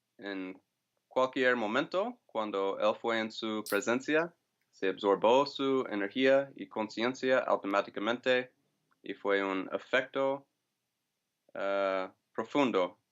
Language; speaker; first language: Spanish; non-native, fluent; English